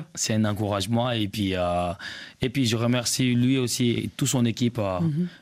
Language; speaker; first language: French; non-native, local second language; Bambara